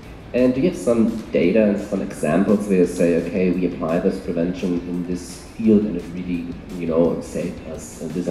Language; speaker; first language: English; non-native, fluent; German